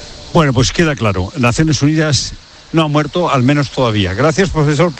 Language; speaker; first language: Spanish; native; Spanish